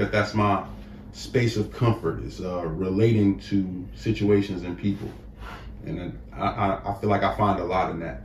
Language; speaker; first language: English; native; English